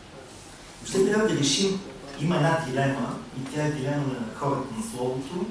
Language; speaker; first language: Bulgarian; native; Bulgarian